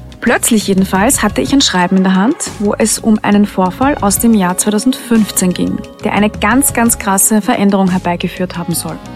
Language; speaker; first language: German; native; German